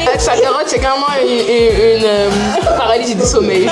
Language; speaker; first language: French; native; French